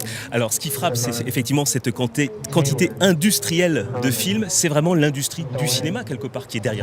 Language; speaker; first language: French; native; French